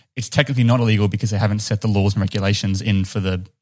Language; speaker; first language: English; native; English